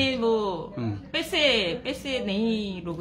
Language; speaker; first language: Hindi; non-native, learner; Korean